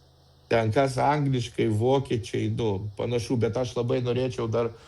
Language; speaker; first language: Lithuanian; non-native, local second language; Russian